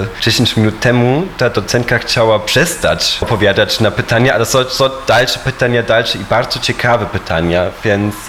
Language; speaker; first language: Polish; non-native, fluent; German